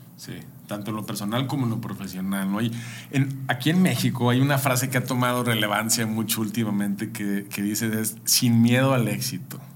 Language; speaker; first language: Spanish; native; Spanish